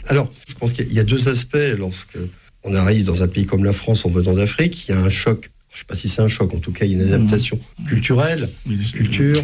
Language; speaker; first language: French; native; French